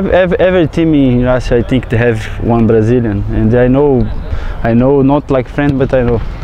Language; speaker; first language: English; non-native, learner; Portuguese